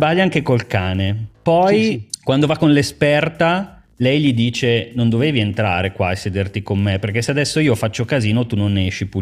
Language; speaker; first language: Italian; native; Italian